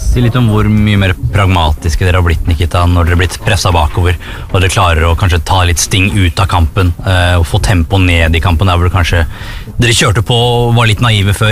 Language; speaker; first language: Norwegian; native; Norwegian